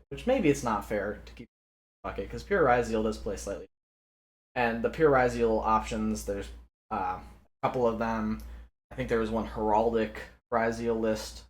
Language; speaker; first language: English; native; English